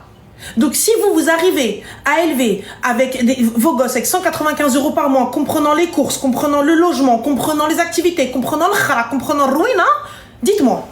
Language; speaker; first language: French; native; French